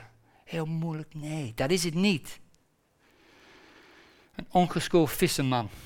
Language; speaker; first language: Dutch; non-native, fluent; English